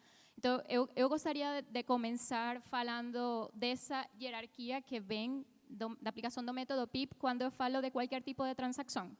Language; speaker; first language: Portuguese; non-native, fluent; Spanish